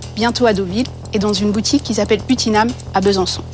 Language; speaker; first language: French; native; French